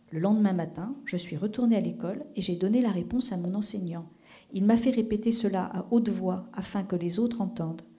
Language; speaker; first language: French; native; French